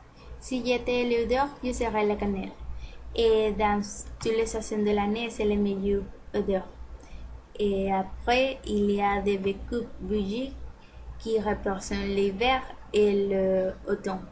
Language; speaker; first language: French; non-native, learner; Spanish